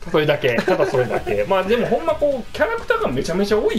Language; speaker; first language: Japanese; native; Japanese